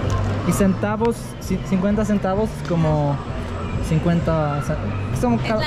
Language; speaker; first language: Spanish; non-native, learner; Polish